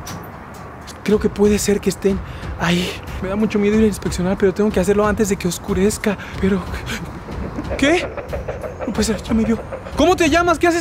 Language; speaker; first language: Spanish; native; Spanish